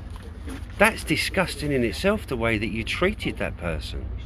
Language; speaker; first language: English; native; English